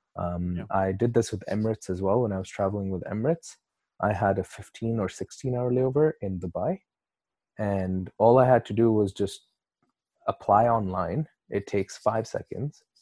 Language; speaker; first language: English; non-native, local second language; Urdu